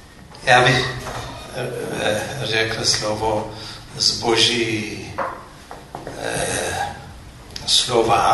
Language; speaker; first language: Czech; non-native, fluent; Amharic